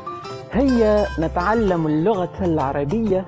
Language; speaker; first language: Arabic; non-native, fluent; Malay